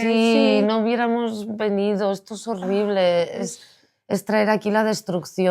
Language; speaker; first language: Spanish; non-native, local second language; Catalan